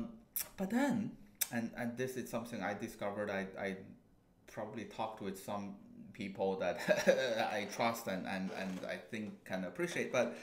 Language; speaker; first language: English; non-native, fluent; Chinese